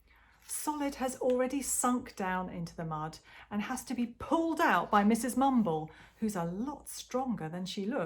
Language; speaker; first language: English; native; English